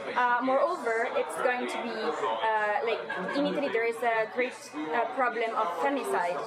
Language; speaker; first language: English; non-native, fluent; Italian